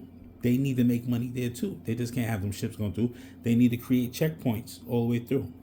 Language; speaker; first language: English; native; English